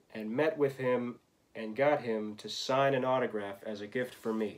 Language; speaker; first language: English; native; English